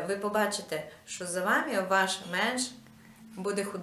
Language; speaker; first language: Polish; non-native, learner; Ukrainian